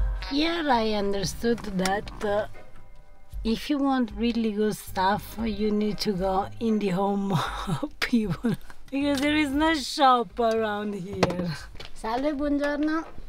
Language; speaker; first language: English; non-native, fluent; Italian